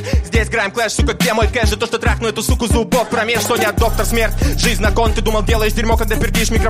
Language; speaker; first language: Russian; native; Russian